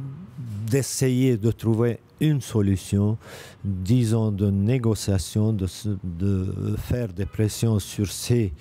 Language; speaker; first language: French; non-native, fluent; Arabic